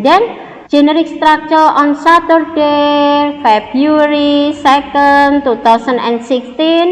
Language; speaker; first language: English; non-native, learner; Indonesian